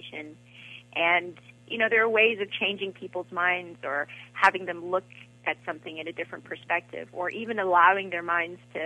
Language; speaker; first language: English; native; English